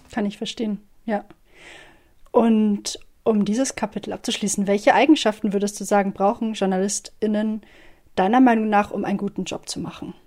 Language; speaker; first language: German; native; German